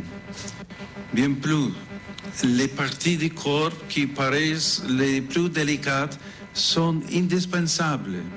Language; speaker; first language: French; non-native, fluent; English